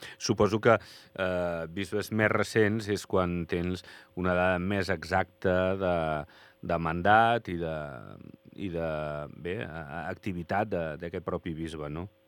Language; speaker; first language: Catalan; native; Catalan